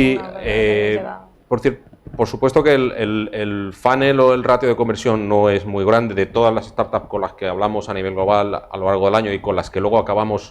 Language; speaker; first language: Spanish; native; Spanish